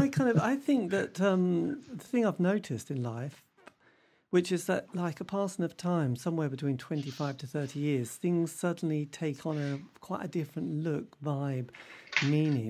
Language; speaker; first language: English; native; English